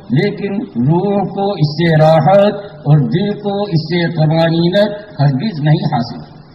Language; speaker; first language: Urdu; native; Urdu